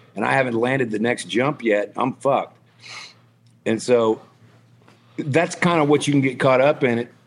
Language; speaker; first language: English; native; English